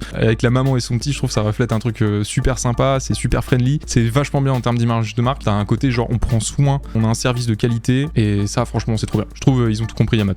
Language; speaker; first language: French; native; French